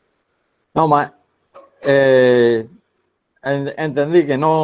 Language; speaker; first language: Portuguese; non-native, fluent; Spanish